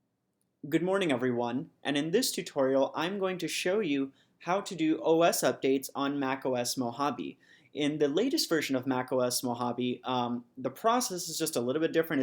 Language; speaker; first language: English; native; English